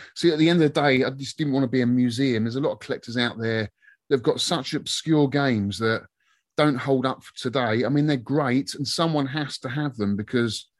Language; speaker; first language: English; native; English